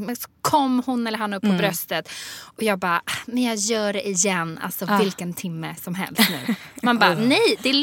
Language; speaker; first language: Swedish; native; Swedish